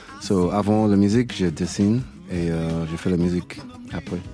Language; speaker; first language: French; non-native, learner; English